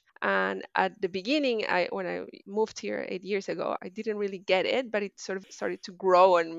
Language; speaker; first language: English; non-native, fluent; Spanish